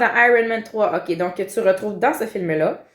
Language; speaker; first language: French; native; French